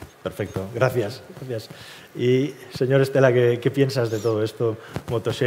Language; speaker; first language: Spanish; native; Spanish